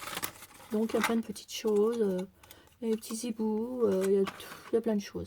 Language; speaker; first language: French; native; French